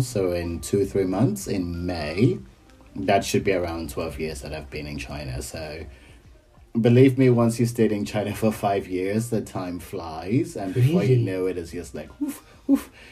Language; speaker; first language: English; non-native, local second language; Yoruba